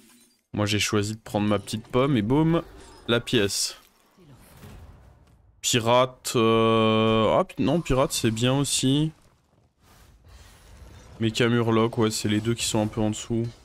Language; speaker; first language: French; native; French